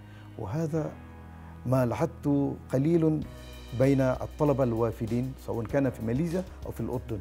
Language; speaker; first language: Arabic; non-native, fluent; Malay